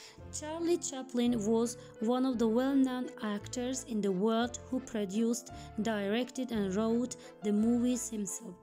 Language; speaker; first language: English; non-native, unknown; Azerbaijani